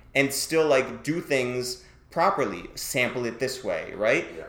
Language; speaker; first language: English; native; English